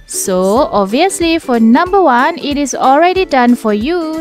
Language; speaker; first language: English; non-native, local second language; Malay